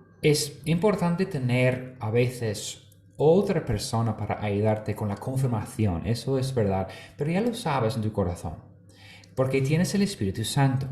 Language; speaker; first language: Spanish; non-native, fluent; English